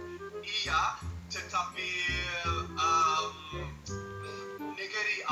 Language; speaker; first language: Indonesian; non-native, learner; English